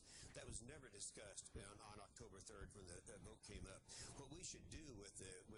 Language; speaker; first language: English; native; English